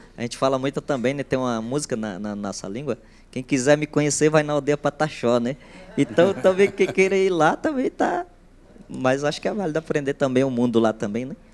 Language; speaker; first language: Portuguese; native; Portuguese